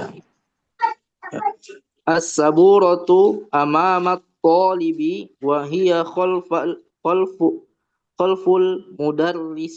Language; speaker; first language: Arabic; non-native, learner; Indonesian